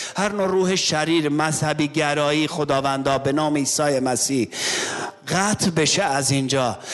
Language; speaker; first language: Persian; non-native, local second language; Armenian